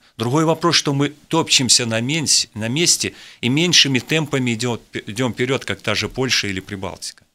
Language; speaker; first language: Russian; native; Russian